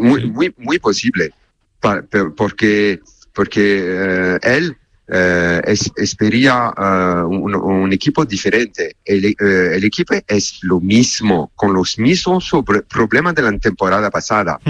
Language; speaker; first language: Spanish; non-native, learner; French